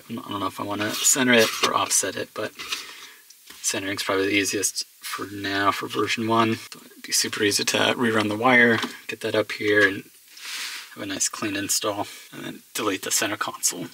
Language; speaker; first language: English; native; English